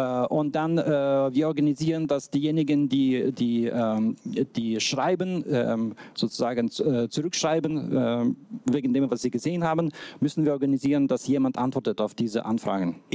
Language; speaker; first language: German; non-native, fluent; Russian